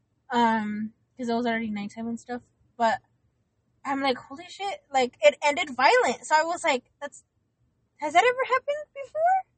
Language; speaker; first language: English; early bilingual, other home language; Spanish